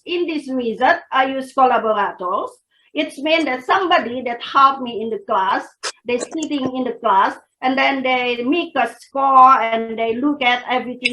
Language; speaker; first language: English; non-native, fluent; Indonesian